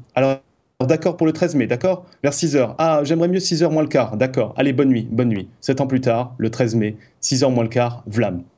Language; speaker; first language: French; native; French